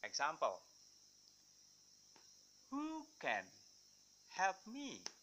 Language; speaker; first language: English; non-native, fluent; Indonesian